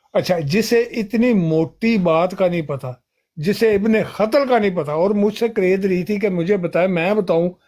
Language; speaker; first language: Urdu; non-native, local second language; Punjabi